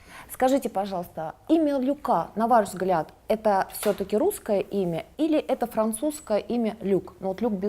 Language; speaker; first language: Russian; native; Russian